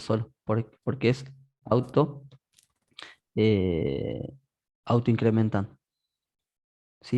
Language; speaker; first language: Spanish; native; Spanish